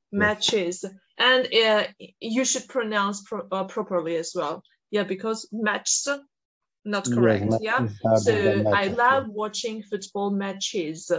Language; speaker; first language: English; non-native, fluent; Georgian